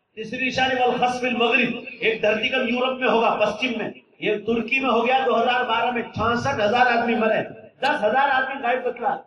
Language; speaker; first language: Urdu; native; Urdu